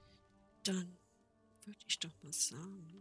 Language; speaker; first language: German; native; German